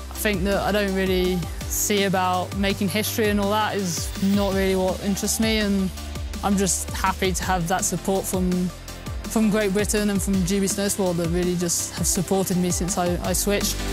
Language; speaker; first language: English; early bilingual, heritage; English